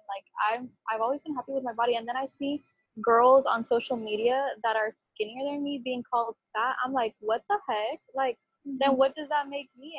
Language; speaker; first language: English; native; English